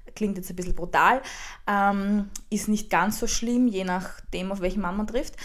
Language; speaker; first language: German; early bilingual, heritage; Czech